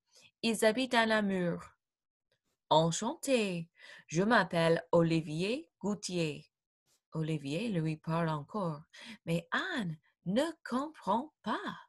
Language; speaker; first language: French; non-native, fluent; English